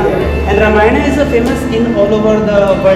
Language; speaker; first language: English; non-native, local second language; Hindi